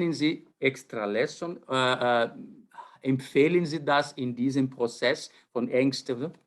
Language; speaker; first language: German; non-native, fluent; Portuguese